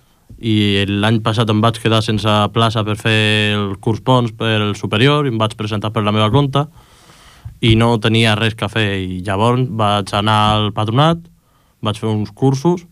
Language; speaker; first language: Catalan; non-native, local second language; Spanish